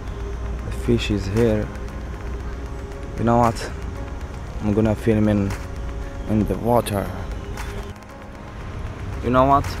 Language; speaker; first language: English; non-native, learner; Arabic